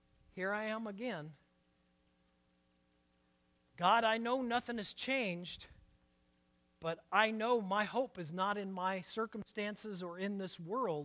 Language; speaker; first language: English; native; English